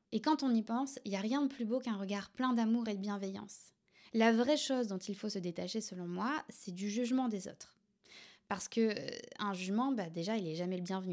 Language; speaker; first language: French; native; French